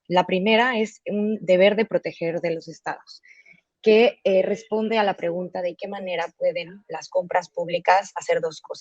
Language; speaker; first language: Spanish; native; Spanish